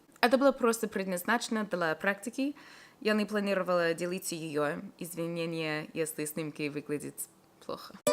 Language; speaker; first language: Russian; non-native, learner; English